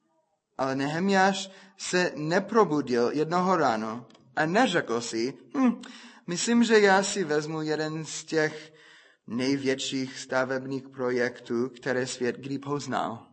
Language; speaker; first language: Czech; non-native, fluent; English